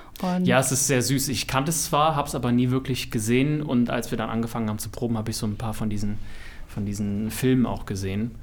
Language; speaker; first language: German; native; German